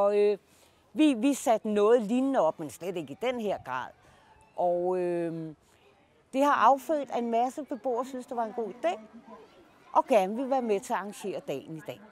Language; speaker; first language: Danish; native; Danish